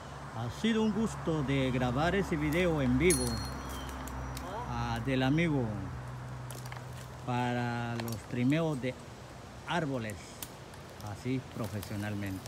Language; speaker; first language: Spanish; native; Spanish